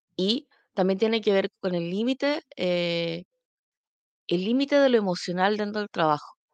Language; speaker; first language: Spanish; native; Spanish